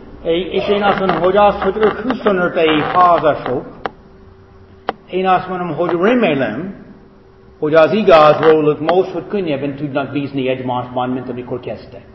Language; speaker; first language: Hungarian; non-native, fluent; English